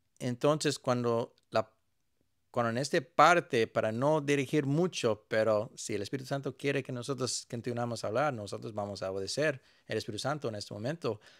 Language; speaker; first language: Spanish; early bilingual, heritage; Spanish